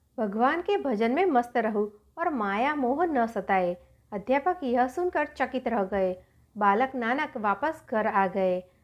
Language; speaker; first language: Hindi; non-native, local second language; Gujarati